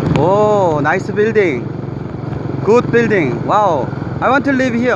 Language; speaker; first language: English; non-native, learner; Korean